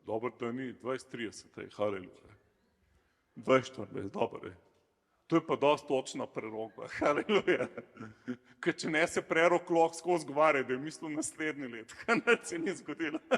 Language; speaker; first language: Slovenian; native; Slovenian